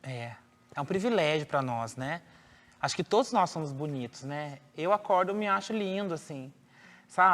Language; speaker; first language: Portuguese; native; Portuguese